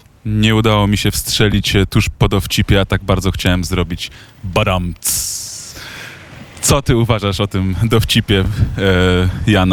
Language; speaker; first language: Polish; native; Polish